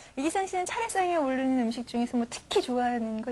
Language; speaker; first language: Korean; native; Korean